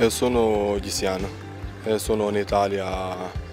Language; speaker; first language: Italian; non-native, learner; Arabic